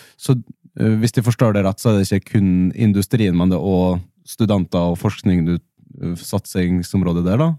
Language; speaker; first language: Norwegian; native; Norwegian